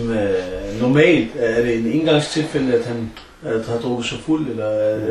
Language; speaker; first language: Danish; native; Danish